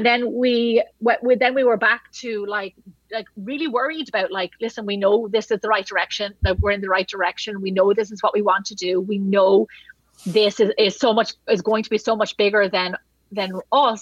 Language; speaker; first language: English; native; English